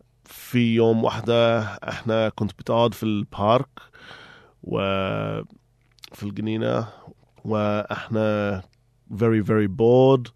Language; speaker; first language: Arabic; early bilingual, heritage; Arabic